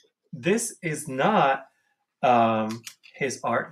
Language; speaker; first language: English; native; English